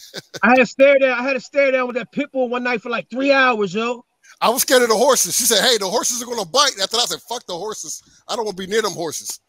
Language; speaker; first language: English; native; English